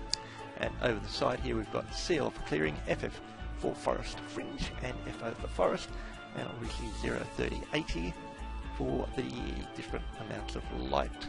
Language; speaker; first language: English; native; English